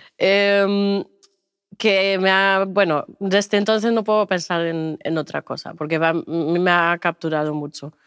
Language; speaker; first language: Spanish; non-native, fluent; German